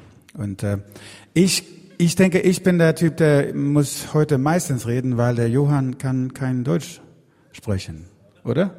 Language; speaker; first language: German; non-native, fluent; Swedish